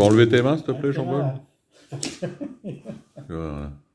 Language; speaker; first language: French; native; French